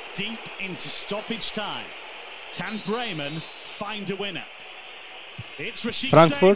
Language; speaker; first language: English; non-native, fluent; Albanian